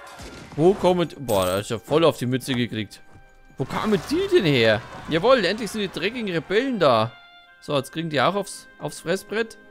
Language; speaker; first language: German; native; German